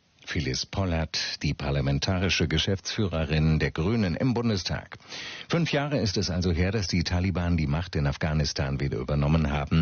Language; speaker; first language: German; native; German